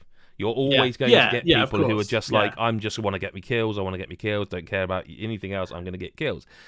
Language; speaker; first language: English; native; English